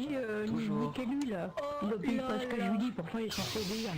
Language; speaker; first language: French; native; French